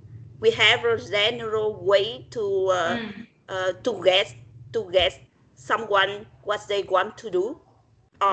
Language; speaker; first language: English; non-native, learner; Vietnamese